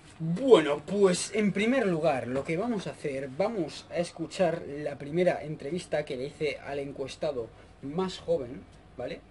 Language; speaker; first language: Spanish; native; Spanish